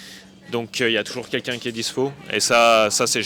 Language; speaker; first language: French; native; French